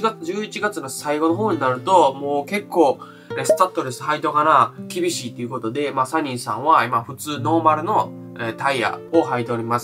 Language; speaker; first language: Japanese; native; Japanese